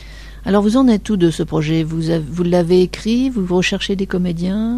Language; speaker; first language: French; native; French